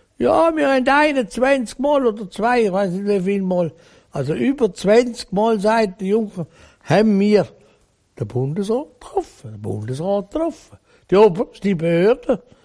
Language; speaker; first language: German; native; German